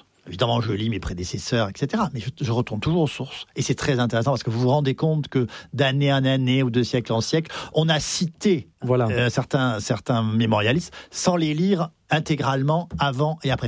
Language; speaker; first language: French; native; French